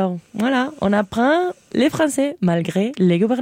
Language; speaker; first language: French; non-native, fluent; Spanish